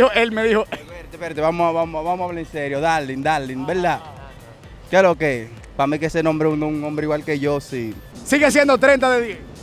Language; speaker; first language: Spanish; native; Spanish